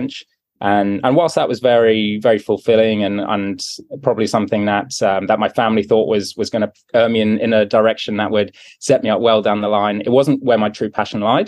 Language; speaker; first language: English; native; English